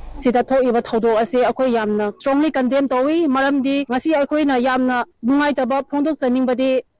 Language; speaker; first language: Manipuri; non-native, local second language; Rongmei Naga